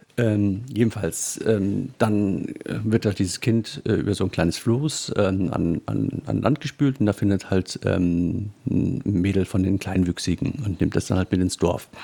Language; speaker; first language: German; native; German